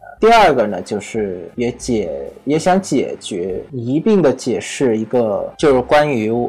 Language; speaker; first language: Chinese; non-native, fluent; Vietnamese